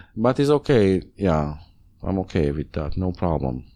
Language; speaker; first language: English; non-native, learner; Hungarian